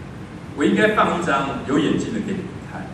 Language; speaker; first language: Chinese; native; Chinese